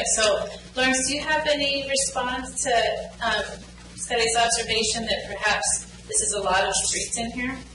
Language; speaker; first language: English; native; English